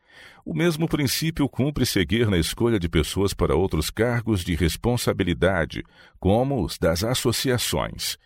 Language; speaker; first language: Portuguese; native; Portuguese